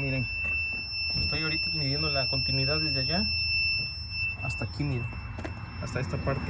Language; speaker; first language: Spanish; native; Spanish